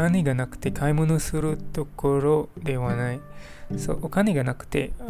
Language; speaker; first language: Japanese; non-native, learner; English